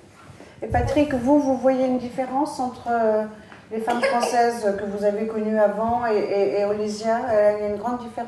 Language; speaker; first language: French; native; French